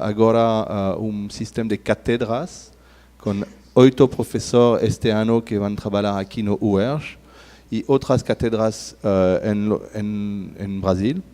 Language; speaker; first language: Portuguese; non-native, learner; French